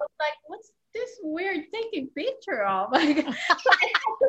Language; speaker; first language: English; non-native, local second language; Filipino